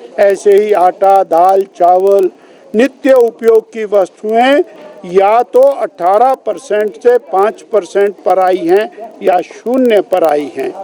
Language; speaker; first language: Hindi; native; Hindi